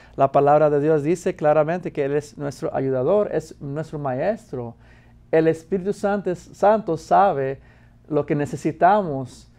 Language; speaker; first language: Spanish; non-native, fluent; English